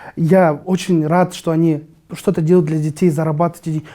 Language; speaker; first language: Russian; non-native, local second language; Kazakh